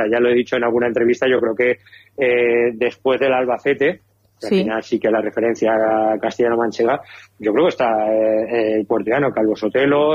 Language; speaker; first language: Spanish; native; Spanish